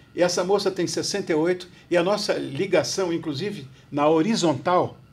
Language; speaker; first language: Portuguese; native; Portuguese